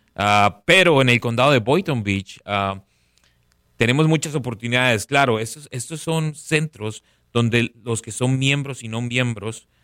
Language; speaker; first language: Spanish; native; Spanish